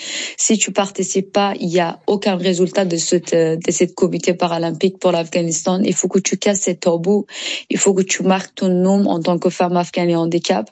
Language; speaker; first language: French; non-native, learner; Persian